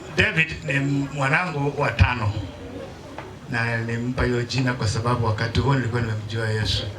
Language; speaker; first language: Swahili; non-native, local second language; Luyia